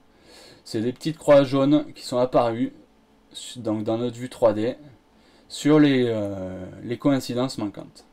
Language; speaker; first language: French; native; French